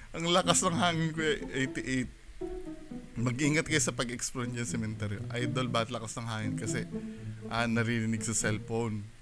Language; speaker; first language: Filipino; native; Filipino